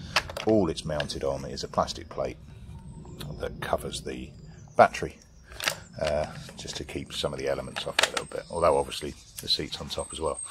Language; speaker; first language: English; native; English